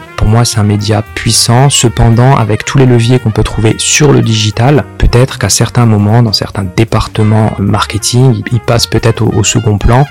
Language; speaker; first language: French; native; French